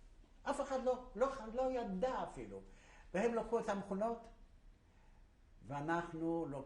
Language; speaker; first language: Hebrew; non-native, fluent; Polish